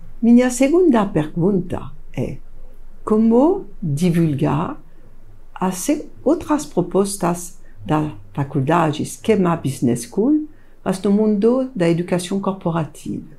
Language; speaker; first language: Portuguese; non-native, fluent; French